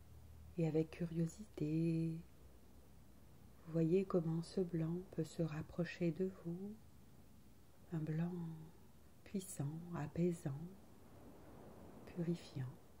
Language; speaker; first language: French; native; French